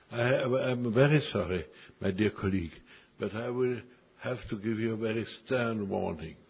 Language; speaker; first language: English; non-native, fluent; Czech